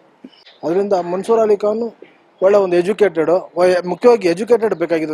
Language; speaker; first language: Kannada; native; Kannada